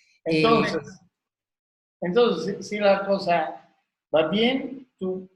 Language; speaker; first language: Spanish; non-native, learner; Italian